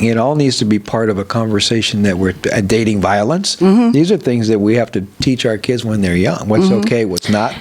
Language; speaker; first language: English; native; English